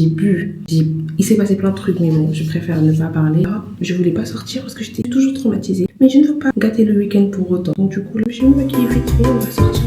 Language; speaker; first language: French; non-native, local second language; Wolof